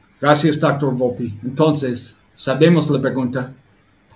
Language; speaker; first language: Spanish; non-native, learner; English